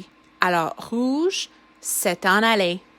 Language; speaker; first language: French; non-native, fluent; English